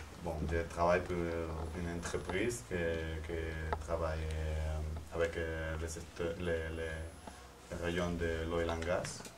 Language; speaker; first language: French; non-native, fluent; Spanish